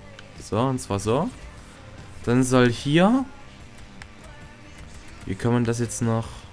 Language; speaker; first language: German; native; German